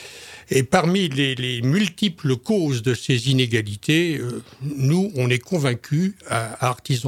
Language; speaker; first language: French; native; French